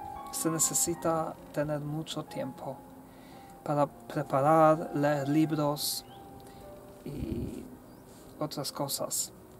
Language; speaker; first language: Spanish; non-native, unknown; Polish